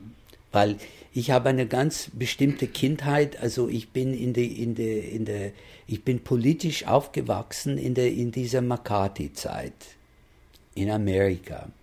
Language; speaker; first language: German; non-native, fluent; English